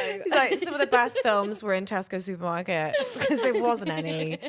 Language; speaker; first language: English; native; English